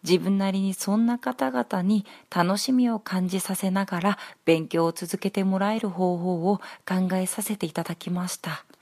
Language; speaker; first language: Japanese; non-native, fluent; Korean